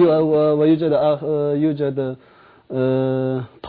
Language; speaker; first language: Arabic; non-native, learner; Chinese